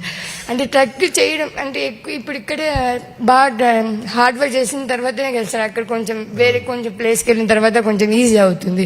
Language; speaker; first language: Telugu; native; Telugu